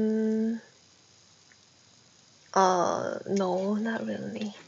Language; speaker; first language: English; non-native, fluent; Korean